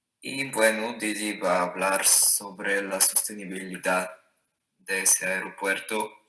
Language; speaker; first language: Spanish; non-native, learner; Bulgarian